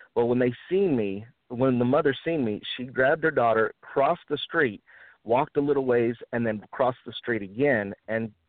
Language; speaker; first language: English; early bilingual, other home language; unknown